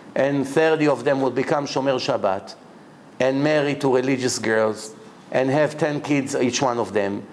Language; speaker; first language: English; non-native, fluent; Hebrew